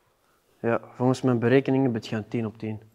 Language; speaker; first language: Dutch; native; Dutch